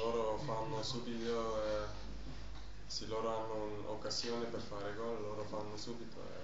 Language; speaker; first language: Italian; non-native, learner; German